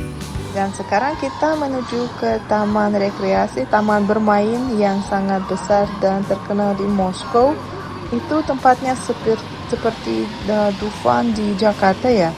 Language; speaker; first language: Indonesian; non-native, fluent; Russian